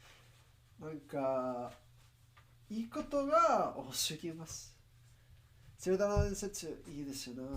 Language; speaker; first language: Japanese; non-native, learner; English